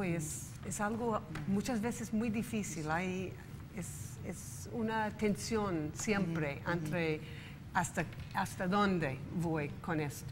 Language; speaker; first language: Spanish; non-native, fluent; English